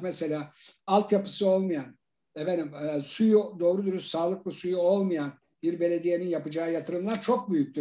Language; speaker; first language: Turkish; native; Turkish